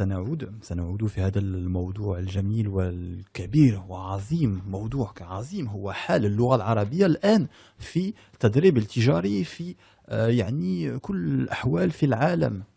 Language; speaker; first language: Arabic; early bilingual, heritage; French